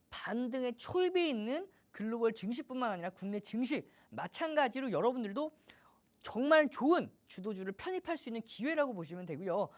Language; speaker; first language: Korean; native; Korean